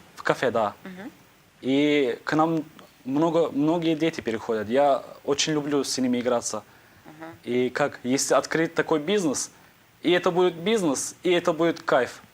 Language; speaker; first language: Ukrainian; non-native, learner; Turkish